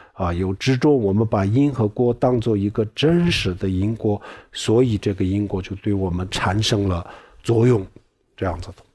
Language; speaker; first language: Chinese; non-native, local second language; Tibetan